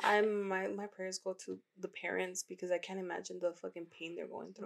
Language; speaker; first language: English; early bilingual, other home language; Spanish